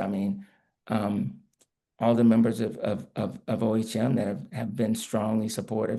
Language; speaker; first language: English; native; English